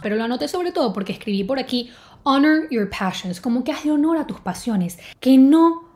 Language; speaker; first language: Spanish; native; Spanish